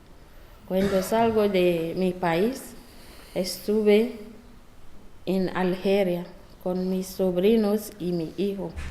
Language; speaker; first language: Spanish; non-native, learner; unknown